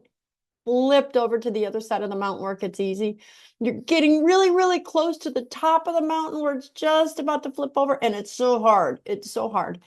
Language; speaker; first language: English; native; English